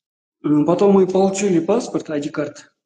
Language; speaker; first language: Russian; non-native, learner; Kyrgyz